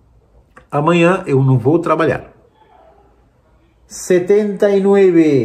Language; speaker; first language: Portuguese; non-native, fluent; Spanish